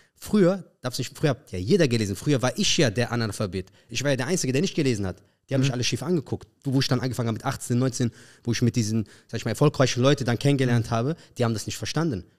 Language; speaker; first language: German; early bilingual, other home language; Arabic